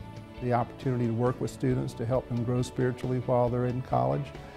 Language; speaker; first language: English; native; English